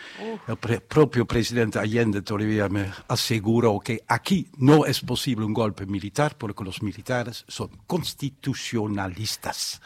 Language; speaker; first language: Spanish; non-native, fluent; Dutch